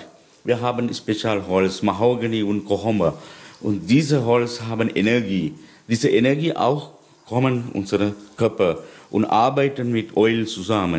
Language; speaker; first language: German; non-native, learner; Sinhala